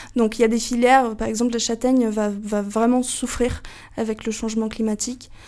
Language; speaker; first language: French; non-native, fluent; Portuguese